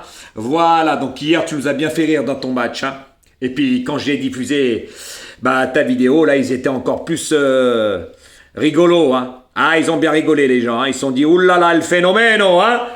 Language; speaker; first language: French; native; French